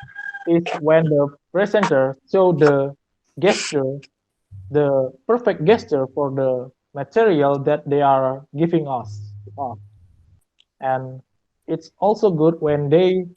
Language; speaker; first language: English; non-native, learner; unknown